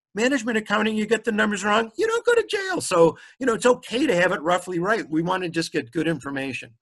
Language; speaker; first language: English; native; English